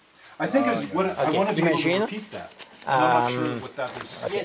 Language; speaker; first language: English; native; English